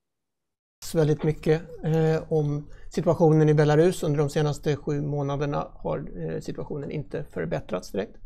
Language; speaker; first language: Swedish; native; Swedish